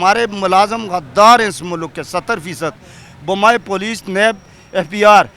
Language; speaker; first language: Urdu; non-native, local second language; Pashto